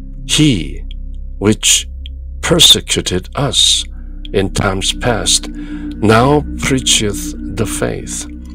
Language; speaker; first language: English; non-native, fluent; Korean